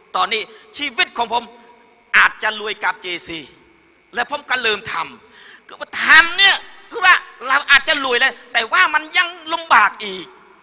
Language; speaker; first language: Thai; non-native, learner; Khmer